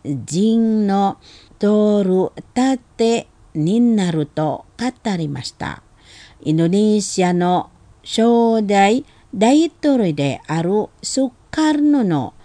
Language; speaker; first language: Japanese; non-native, fluent; Indonesian